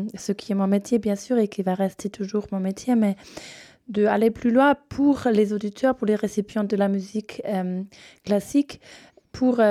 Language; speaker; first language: French; non-native, fluent; German